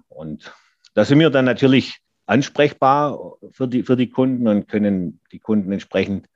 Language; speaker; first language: German; native; German